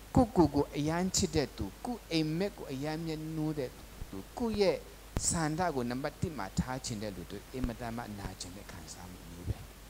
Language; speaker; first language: Burmese; non-native, local second language; Tedim Chin